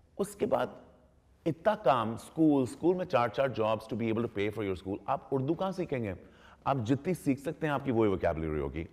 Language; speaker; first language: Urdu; early bilingual, heritage; Urdu